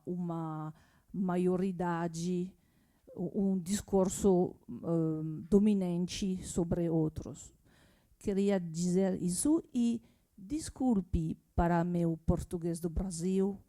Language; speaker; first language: Portuguese; non-native, learner; French